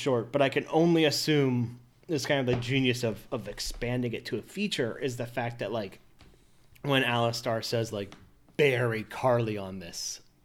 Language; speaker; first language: English; native; English